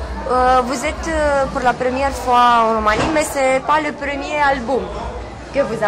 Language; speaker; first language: French; non-native, fluent; Romanian